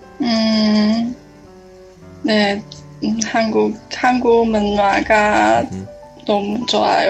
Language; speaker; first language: Korean; non-native, learner; Chinese